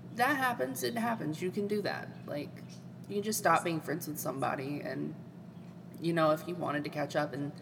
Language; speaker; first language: English; native; English